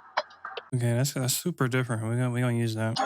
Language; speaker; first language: English; native; English